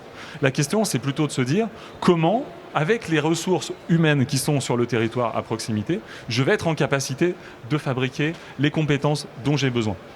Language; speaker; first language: French; native; French